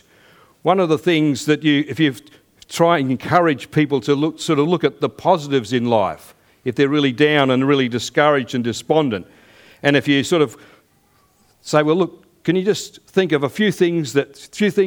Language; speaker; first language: English; native; English